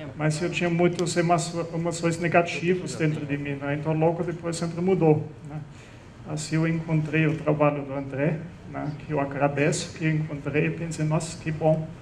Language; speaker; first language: Portuguese; non-native, fluent; German